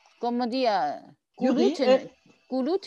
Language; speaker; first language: French; non-native, learner; Chinese